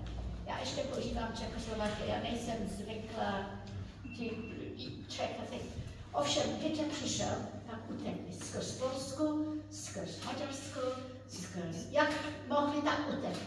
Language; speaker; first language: Czech; early bilingual, heritage; Czech